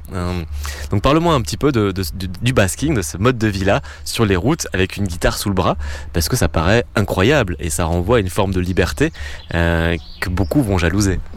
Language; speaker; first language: French; native; French